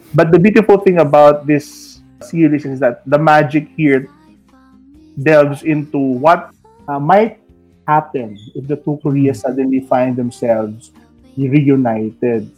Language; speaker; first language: English; non-native, local second language; Filipino